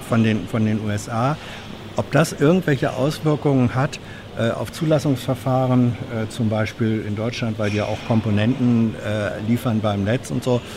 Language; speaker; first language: German; native; German